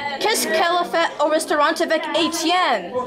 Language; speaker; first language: French; non-native, learner; English